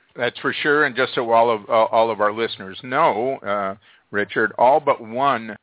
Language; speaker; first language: English; native; English